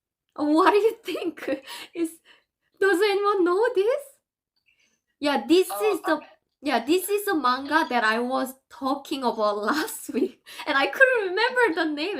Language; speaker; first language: English; non-native, fluent; Korean